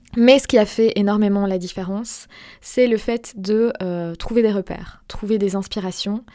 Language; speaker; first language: French; native; French